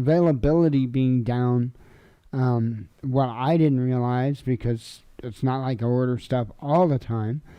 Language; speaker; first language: English; native; English